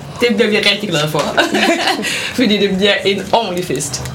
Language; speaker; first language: Danish; non-native, fluent; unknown